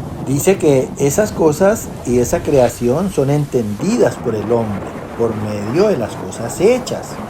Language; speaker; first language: Spanish; native; Spanish